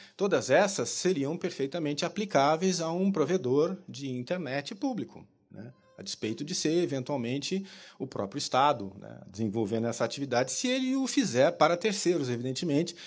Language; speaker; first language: Portuguese; native; Portuguese